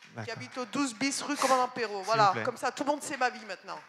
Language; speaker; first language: French; native; French